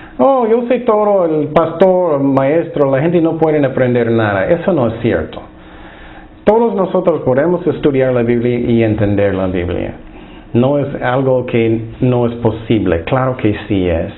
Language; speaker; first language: Spanish; non-native, fluent; English